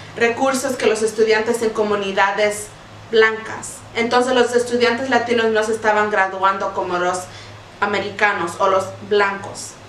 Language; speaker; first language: Spanish; early bilingual, heritage; Spanish